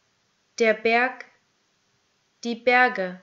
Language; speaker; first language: German; native; German